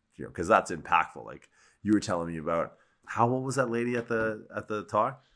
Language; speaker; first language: English; native; English